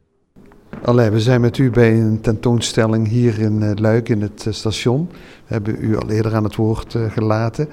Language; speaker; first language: Dutch; native; Dutch